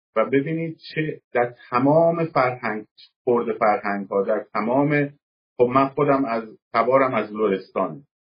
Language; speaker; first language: Persian; native; Persian